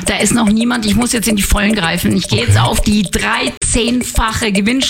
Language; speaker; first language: German; native; German